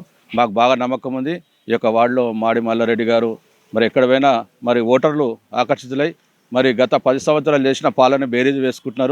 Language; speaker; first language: Telugu; native; Telugu